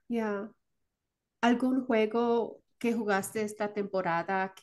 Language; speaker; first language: Spanish; early bilingual, heritage; Spanish